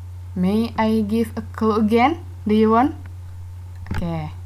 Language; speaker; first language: English; non-native, learner; Indonesian